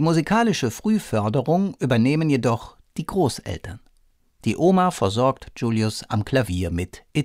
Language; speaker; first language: German; native; German